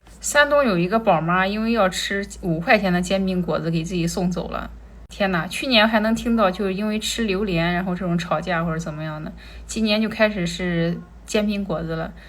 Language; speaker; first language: Chinese; native; Chinese